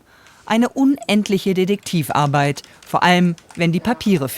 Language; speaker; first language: German; native; German